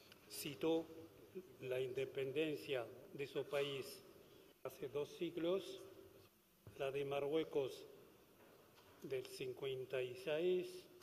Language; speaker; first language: Spanish; non-native, fluent; Arabic